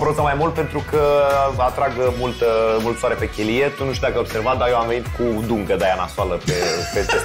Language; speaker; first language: Romanian; native; Romanian